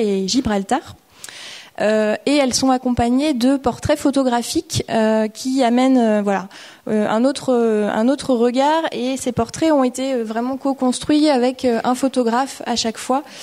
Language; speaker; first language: French; native; French